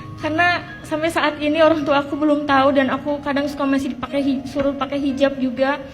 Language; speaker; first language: Indonesian; native; Indonesian